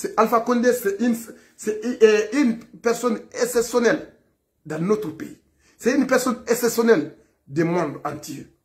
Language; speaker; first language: French; non-native, local second language; Fula